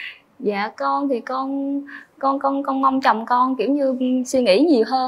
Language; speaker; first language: Vietnamese; native; Vietnamese